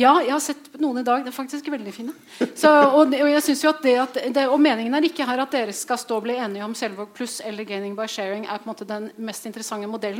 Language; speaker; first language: Norwegian; native; Norwegian